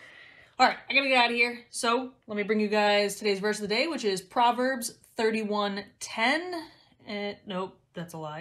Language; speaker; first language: English; native; English